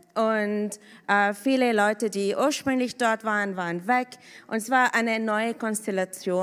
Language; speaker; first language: German; non-native, fluent; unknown